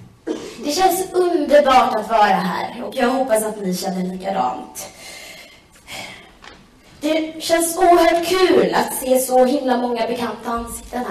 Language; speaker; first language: Swedish; native; Swedish